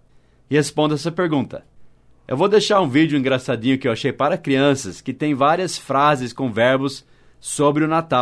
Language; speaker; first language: Portuguese; non-native, fluent; English